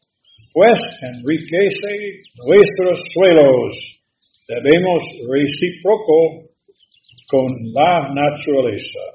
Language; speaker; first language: Spanish; non-native, learner; English